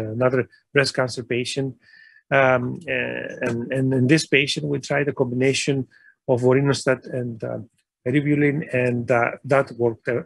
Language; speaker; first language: English; non-native, fluent; Greek